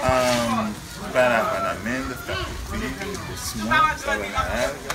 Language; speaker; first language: Portuguese; non-native, learner; Haitian Creole